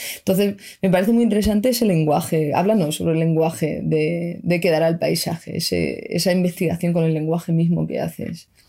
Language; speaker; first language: Spanish; native; Spanish